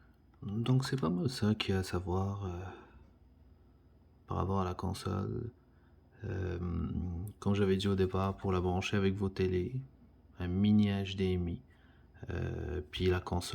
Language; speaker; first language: French; native; French